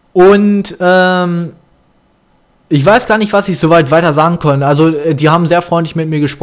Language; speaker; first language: German; native; German